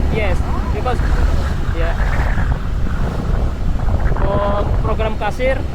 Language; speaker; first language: English; non-native, learner; Indonesian